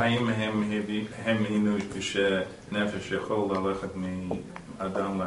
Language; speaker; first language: Hebrew; non-native, learner; English